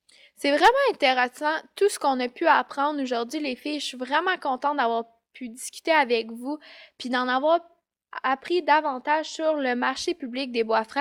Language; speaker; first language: French; native; French